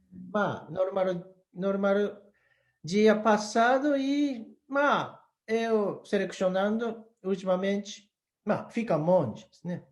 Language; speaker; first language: Portuguese; non-native, learner; Japanese